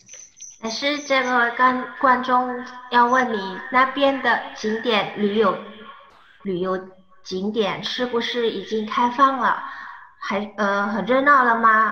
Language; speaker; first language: Chinese; non-native, fluent; Indonesian